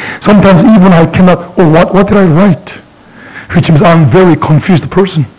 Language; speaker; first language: English; non-native, fluent; Korean